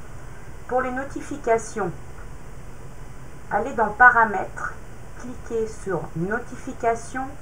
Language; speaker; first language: French; native; French